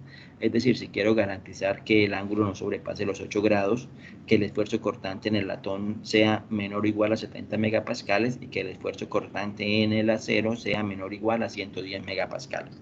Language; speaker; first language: Spanish; native; Spanish